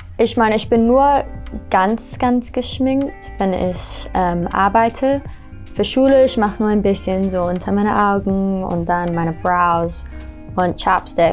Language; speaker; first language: German; early bilingual, heritage; English